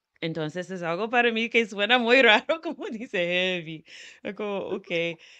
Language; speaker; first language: Spanish; non-native, fluent; English